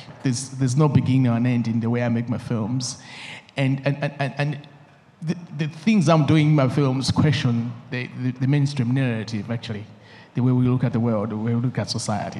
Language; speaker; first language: English; non-native, local second language; Nyanja